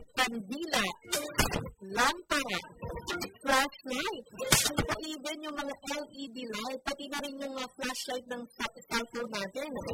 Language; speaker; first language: Filipino; native; Filipino